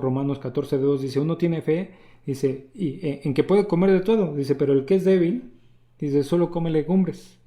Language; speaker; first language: Spanish; native; Spanish